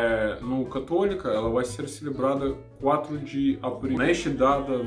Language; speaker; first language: Portuguese; non-native, learner; Russian